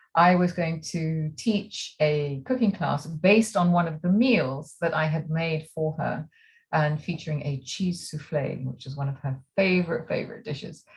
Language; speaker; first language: English; native; English